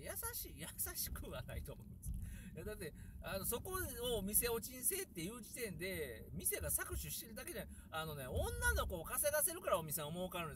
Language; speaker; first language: Japanese; native; Japanese